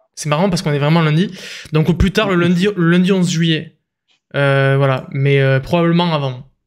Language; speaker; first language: French; native; French